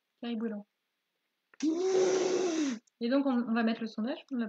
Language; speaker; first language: French; native; French